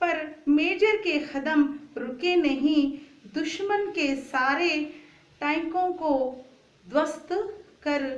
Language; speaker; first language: Hindi; non-native, local second language; Kannada